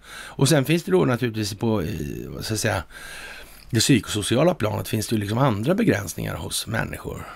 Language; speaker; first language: Swedish; native; Swedish